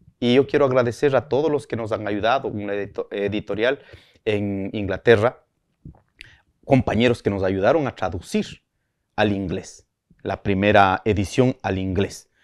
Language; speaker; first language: Spanish; native; Spanish